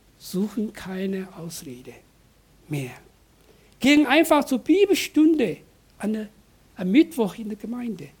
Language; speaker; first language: German; non-native, fluent; Chinese